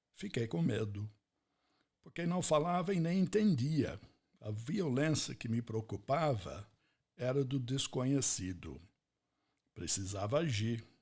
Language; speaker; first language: Portuguese; non-native, fluent; English